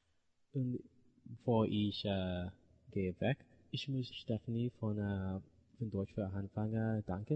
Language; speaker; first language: German; non-native, learner; English